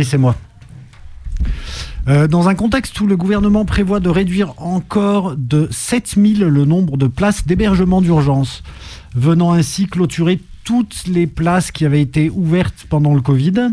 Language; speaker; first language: French; native; French